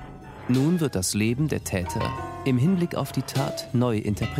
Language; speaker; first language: German; native; German